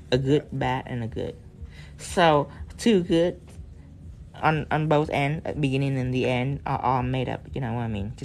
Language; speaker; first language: English; non-native, fluent; Vietnamese